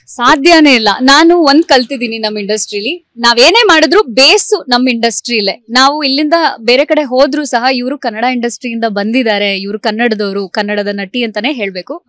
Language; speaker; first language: Kannada; native; Kannada